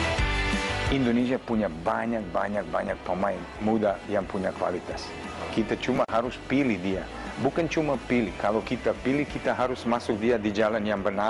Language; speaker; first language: Indonesian; non-native, fluent; Serbian